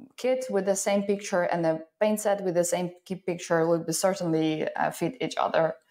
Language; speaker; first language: English; non-native, fluent; Ukrainian